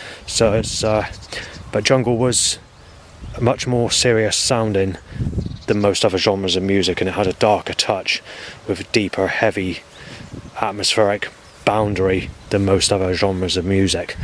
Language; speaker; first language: English; native; English